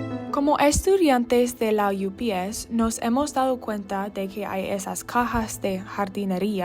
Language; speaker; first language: Spanish; non-native, learner; English